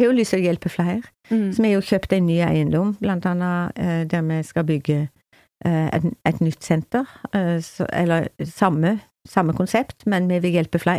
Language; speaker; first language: Norwegian; native; Norwegian